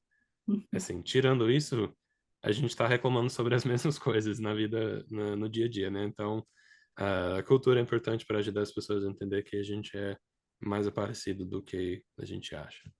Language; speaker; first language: Portuguese; non-native, fluent; English